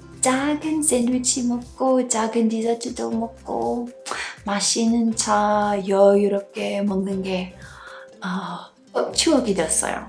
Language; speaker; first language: Korean; non-native, fluent; English